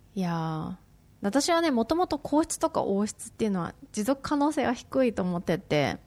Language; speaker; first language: Japanese; native; Japanese